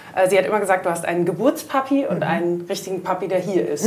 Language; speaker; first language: German; native; German